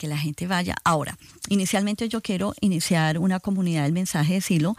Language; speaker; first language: Spanish; native; Spanish